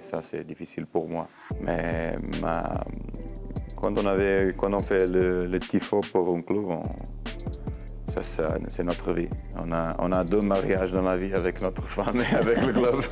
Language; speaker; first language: French; non-native, learner; Portuguese